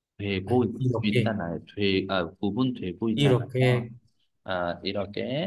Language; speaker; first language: Korean; non-native, fluent; Vietnamese